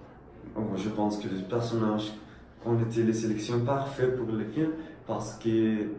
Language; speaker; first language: French; non-native, learner; Spanish